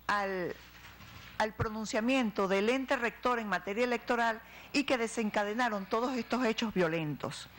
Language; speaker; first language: Spanish; native; Spanish